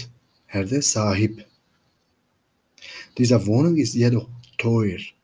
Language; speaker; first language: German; non-native, fluent; Turkish